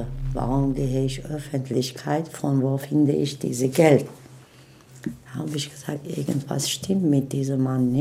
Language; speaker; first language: German; non-native, learner; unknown